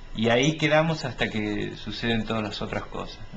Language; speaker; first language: Spanish; native; Spanish